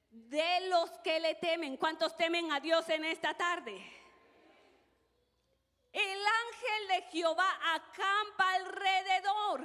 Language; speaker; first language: Spanish; native; Spanish